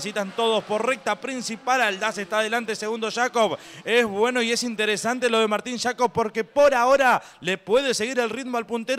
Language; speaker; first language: Spanish; native; Spanish